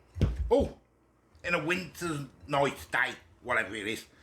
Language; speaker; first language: English; native; English